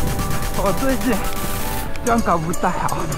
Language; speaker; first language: Chinese; non-native, learner; Japanese